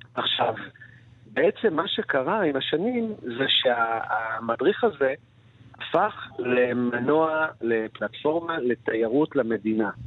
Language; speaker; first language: Hebrew; native; Hebrew